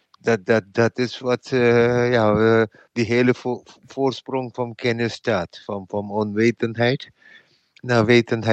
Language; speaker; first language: Dutch; non-native, fluent; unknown